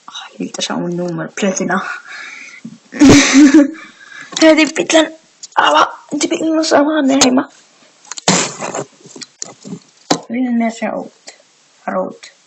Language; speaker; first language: Icelandic; non-native, learner; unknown